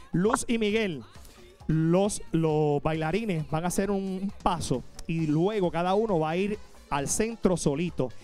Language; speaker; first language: Spanish; native; Spanish